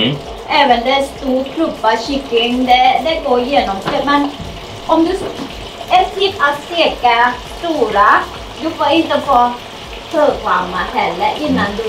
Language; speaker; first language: Swedish; non-native, learner; Thai